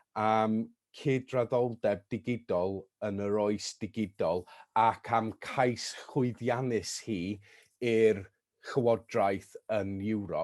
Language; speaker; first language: Welsh; non-native, fluent; English